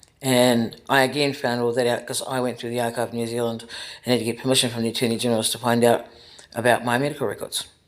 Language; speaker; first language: English; native; English